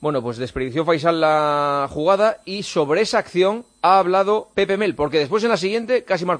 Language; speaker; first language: Spanish; native; Spanish